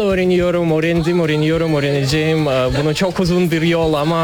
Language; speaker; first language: Turkish; non-native, fluent; Russian